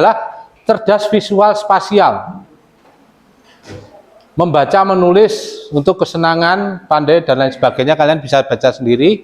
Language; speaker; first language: Indonesian; native; Indonesian